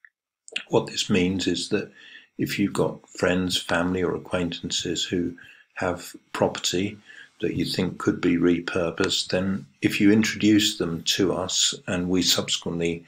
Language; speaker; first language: English; native; English